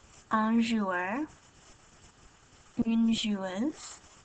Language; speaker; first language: French; non-native, fluent; English